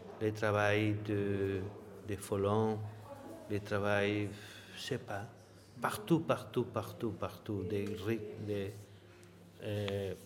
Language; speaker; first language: French; non-native, learner; Spanish